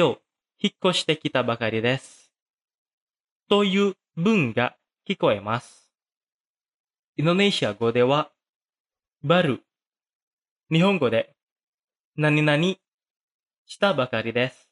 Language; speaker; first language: Japanese; non-native, fluent; Indonesian